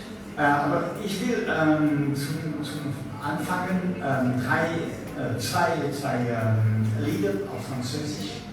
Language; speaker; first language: German; non-native, learner; French